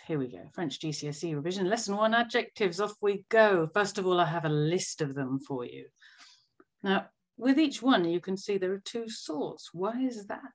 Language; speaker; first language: English; native; English